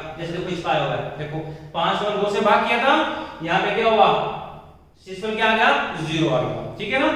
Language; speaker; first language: Hindi; native; Hindi